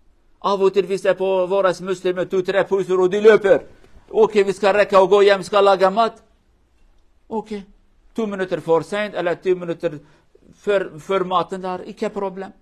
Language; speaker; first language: Norwegian; non-native, learner; Kurdish